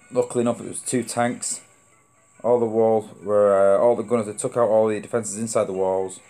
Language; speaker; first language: English; native; English